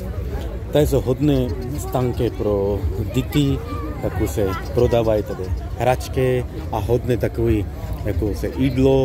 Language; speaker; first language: Czech; non-native, learner; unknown